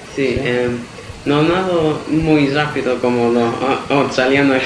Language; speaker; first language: Spanish; early bilingual, heritage; Spanish